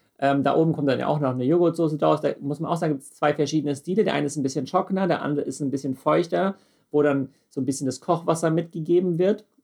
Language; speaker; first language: German; native; German